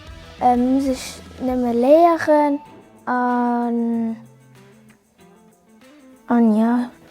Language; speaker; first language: German; non-native, local second language; Luxembourgish